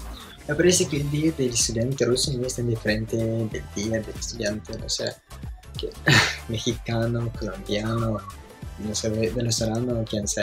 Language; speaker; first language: Spanish; non-native, fluent; Russian